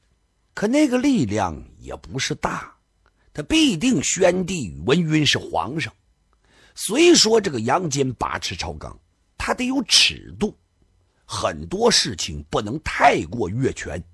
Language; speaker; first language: Chinese; native; Chinese